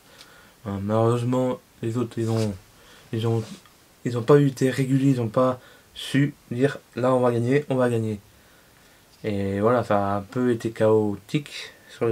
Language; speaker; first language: French; native; French